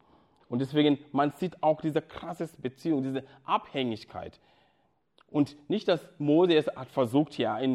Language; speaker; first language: German; non-native, fluent; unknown